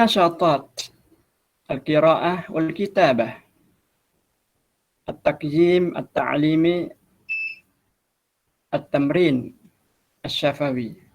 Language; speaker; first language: Arabic; non-native, fluent; Malay